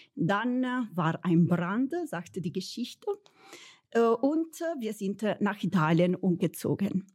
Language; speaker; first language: German; non-native, fluent; Italian